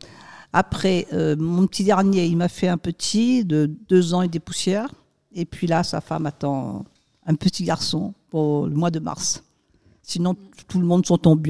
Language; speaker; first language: French; native; French